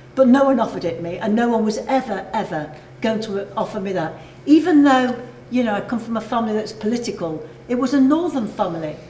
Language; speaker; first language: English; native; English